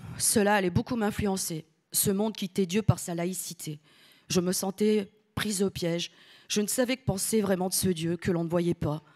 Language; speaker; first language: French; early bilingual, other home language; Italian